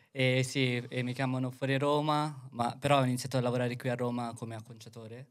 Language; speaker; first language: Italian; early bilingual, other home language; Filipino